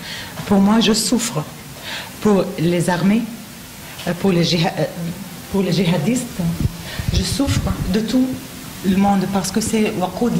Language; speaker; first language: French; non-native, fluent; Arabic